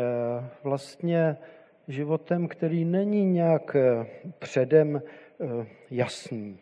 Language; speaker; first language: Czech; native; Czech